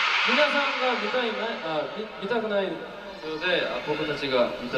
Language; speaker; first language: Japanese; non-native, learner; Korean